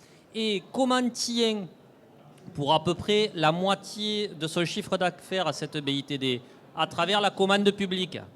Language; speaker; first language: French; native; French